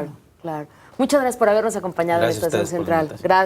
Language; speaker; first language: Spanish; native; Spanish